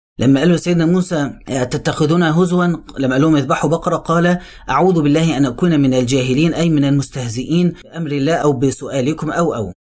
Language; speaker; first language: Arabic; native; Arabic